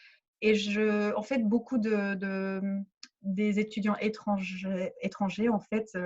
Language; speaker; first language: French; early bilingual, other home language; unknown